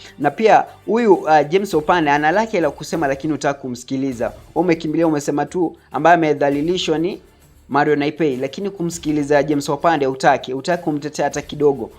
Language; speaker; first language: Swahili; native; Swahili